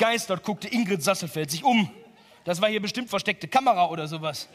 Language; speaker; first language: German; native; German